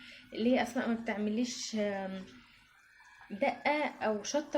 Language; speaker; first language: Arabic; native; Arabic